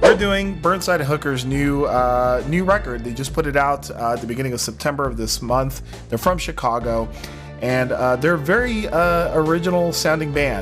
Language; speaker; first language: English; native; English